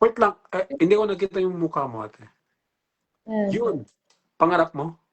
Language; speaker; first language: Filipino; non-native, learner; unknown